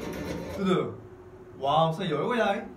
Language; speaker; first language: Vietnamese; non-native, fluent; Korean